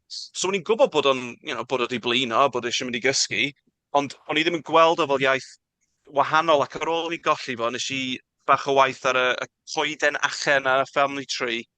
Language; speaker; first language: Welsh; non-native, local second language; English